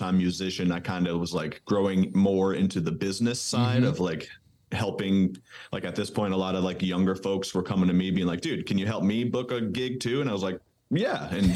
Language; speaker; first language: English; native; English